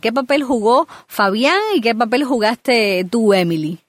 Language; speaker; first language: Spanish; native; Spanish